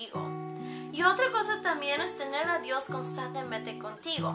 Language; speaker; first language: Spanish; early bilingual, heritage; Spanish